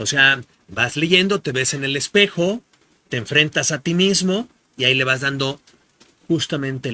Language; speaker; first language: Spanish; native; Spanish